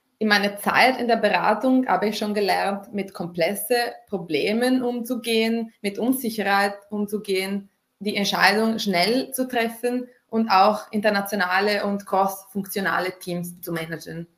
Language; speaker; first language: German; non-native, fluent; Italian